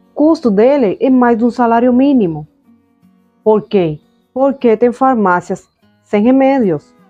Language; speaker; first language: Portuguese; non-native, fluent; Spanish